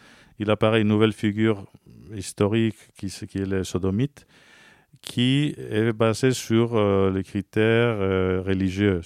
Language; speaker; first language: French; non-native, fluent; Spanish